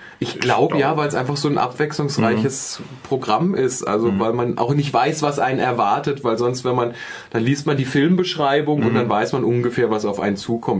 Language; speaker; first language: German; native; German